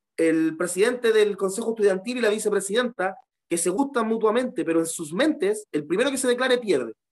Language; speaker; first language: Spanish; native; Spanish